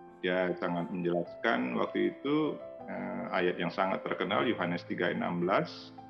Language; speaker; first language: Indonesian; native; Indonesian